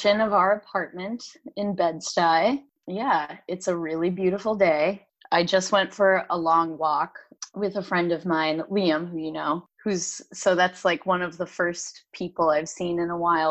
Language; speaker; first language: English; native; English